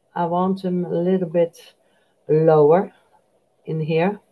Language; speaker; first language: English; non-native, fluent; Dutch